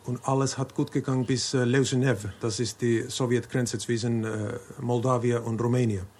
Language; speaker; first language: German; non-native, learner; Finnish